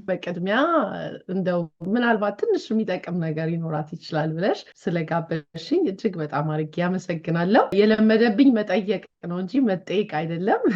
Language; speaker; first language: Amharic; native; Amharic